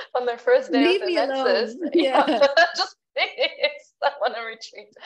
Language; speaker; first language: English; non-native, fluent; German